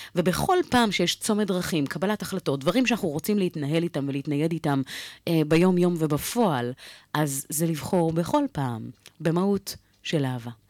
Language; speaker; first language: Hebrew; native; Hebrew